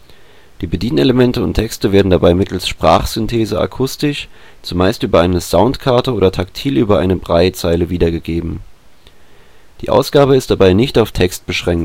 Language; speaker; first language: German; native; German